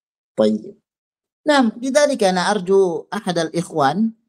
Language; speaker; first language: Arabic; non-native, fluent; Indonesian